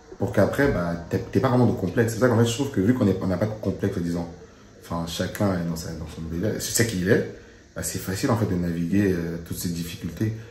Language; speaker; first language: French; early bilingual, other home language; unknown